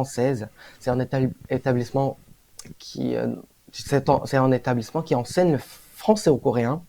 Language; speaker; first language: French; non-native, fluent; Korean